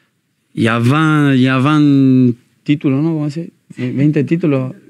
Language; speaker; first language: French; non-native, learner; Spanish